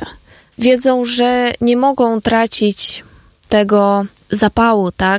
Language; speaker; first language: Polish; non-native, fluent; Ukrainian